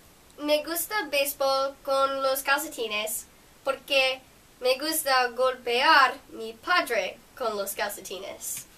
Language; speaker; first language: Spanish; non-native, learner; English